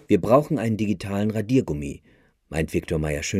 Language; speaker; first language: German; native; German